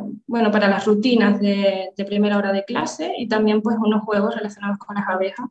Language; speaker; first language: Spanish; native; Spanish